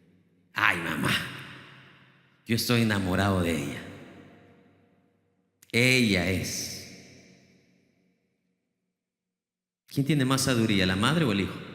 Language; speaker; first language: Spanish; native; Spanish